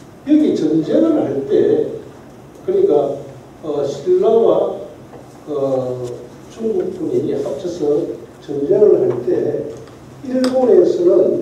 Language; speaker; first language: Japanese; non-native, learner; Korean